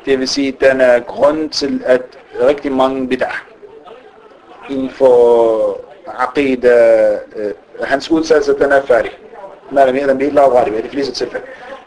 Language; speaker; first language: Danish; early bilingual, other home language; Arabic